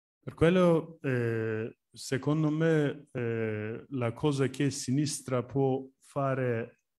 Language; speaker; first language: Italian; non-native, learner; Turkish